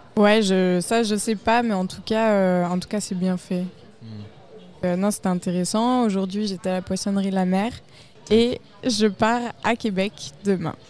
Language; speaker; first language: French; native; French